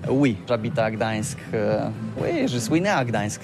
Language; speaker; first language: French; non-native, learner; Polish